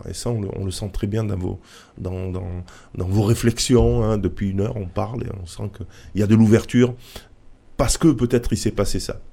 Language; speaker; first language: French; native; French